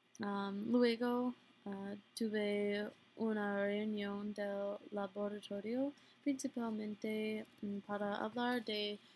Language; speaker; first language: Spanish; non-native, learner; English